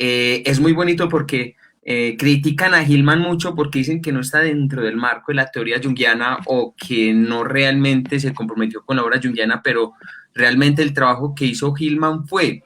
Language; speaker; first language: Spanish; native; Spanish